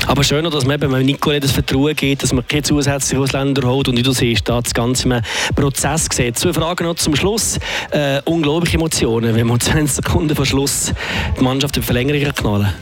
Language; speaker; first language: German; native; German